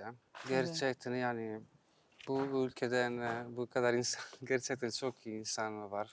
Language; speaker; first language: Turkish; non-native, fluent; Italian